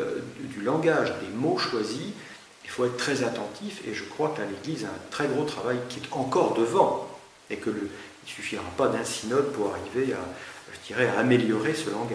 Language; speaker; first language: French; native; French